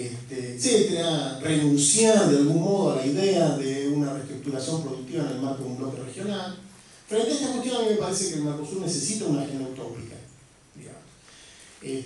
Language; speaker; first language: Spanish; native; Spanish